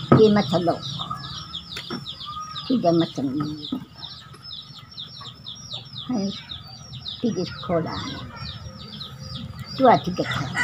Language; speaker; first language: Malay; non-native, local second language; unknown